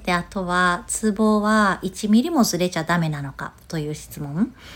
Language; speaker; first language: Japanese; native; Japanese